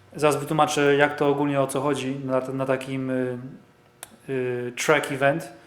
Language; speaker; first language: Polish; early bilingual, heritage; Polish